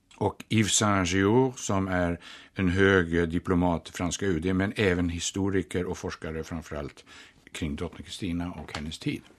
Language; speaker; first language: Swedish; native; Swedish